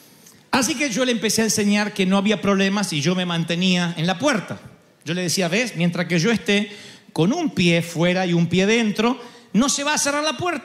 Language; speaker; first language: Spanish; native; Spanish